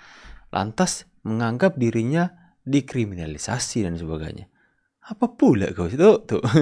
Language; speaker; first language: Indonesian; native; Indonesian